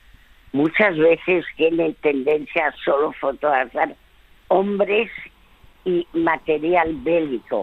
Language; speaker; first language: Spanish; early bilingual, other home language; French